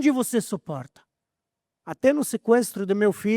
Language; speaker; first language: Portuguese; non-native, fluent; Arabic